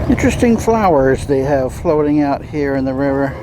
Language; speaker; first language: English; native; English